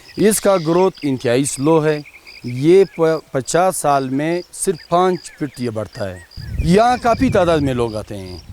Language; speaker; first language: Urdu; non-native, local second language; Pashto